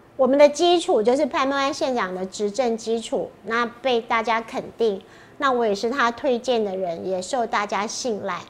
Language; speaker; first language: Chinese; native; Chinese